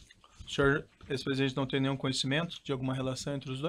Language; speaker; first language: Portuguese; native; Portuguese